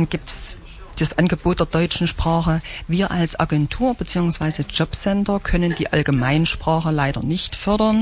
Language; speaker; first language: German; native; German